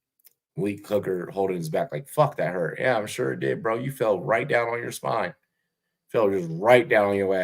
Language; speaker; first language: English; native; English